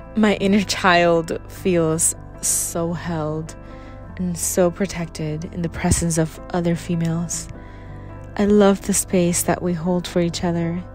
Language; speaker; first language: English; early bilingual, other home language; Spanish